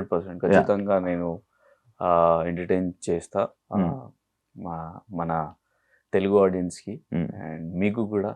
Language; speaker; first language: Telugu; non-native, learner; Hindi